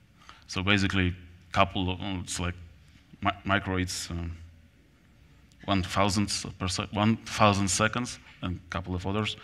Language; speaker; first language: English; non-native, fluent; Polish